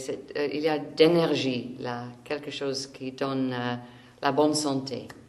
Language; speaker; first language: French; non-native, fluent; English